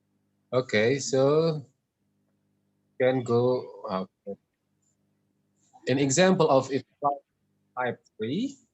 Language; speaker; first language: English; non-native, learner; Indonesian